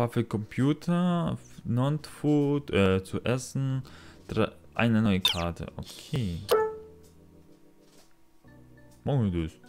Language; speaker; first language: German; non-native, learner; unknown